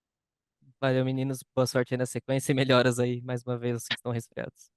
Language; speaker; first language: Portuguese; native; Portuguese